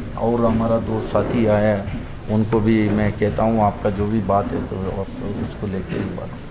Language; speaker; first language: Hindi; non-native, local second language; Kannada